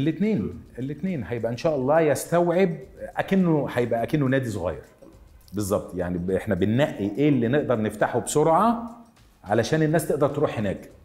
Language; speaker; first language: Arabic; native; Arabic